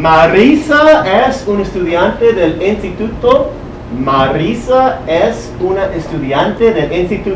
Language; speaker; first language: Spanish; non-native, fluent; English